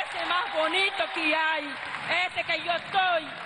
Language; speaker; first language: Spanish; non-native, local second language; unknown